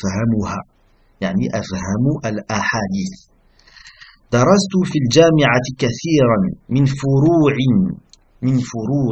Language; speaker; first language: Arabic; non-native, fluent; French